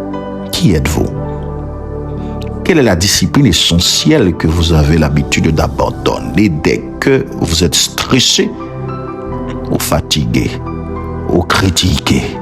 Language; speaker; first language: French; non-native, local second language; Haitian Creole